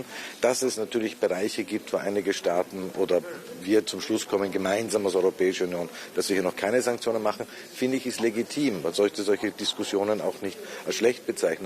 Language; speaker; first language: German; native; German